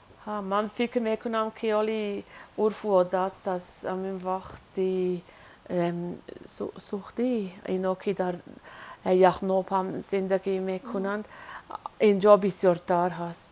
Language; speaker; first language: Persian; non-native, learner; Swiss German